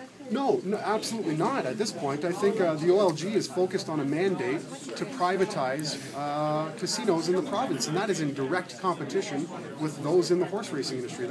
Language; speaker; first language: English; native; English